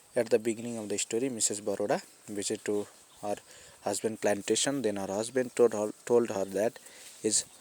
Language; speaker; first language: English; non-native, local second language; Nepali